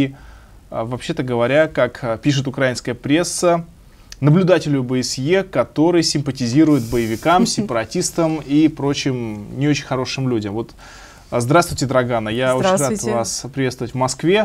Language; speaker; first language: Russian; native; Russian